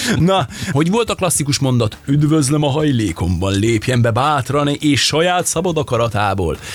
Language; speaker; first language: Hungarian; native; Hungarian